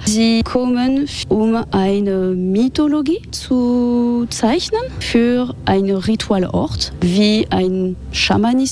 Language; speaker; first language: German; non-native, fluent; French